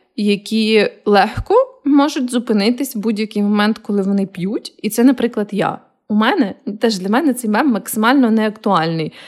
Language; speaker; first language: Ukrainian; native; Ukrainian